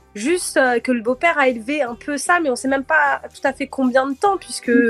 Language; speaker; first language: French; early bilingual, heritage; French